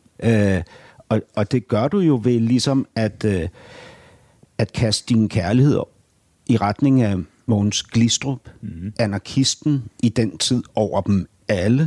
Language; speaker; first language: Danish; native; Danish